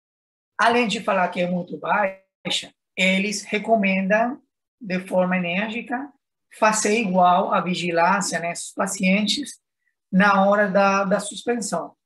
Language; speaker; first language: Portuguese; non-native, fluent; Spanish